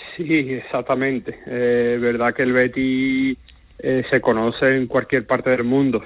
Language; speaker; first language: Spanish; native; Spanish